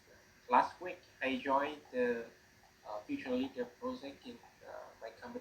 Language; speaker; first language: English; non-native, learner; Vietnamese